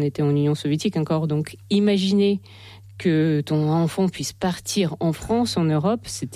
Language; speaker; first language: French; non-native, fluent; Russian